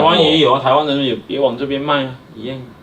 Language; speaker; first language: Chinese; native; Chinese